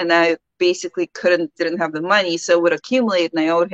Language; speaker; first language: English; early bilingual, other home language; Ukrainian